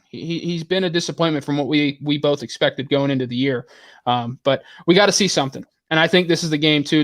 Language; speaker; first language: English; native; English